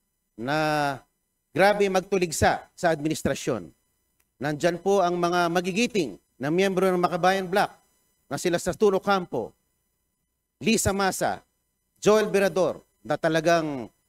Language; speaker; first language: Filipino; native; Filipino